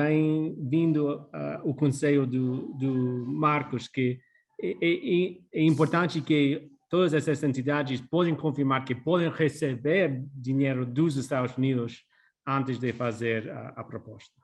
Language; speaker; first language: Portuguese; non-native, fluent; English